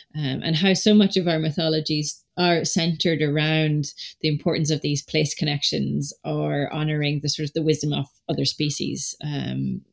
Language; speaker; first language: English; native; English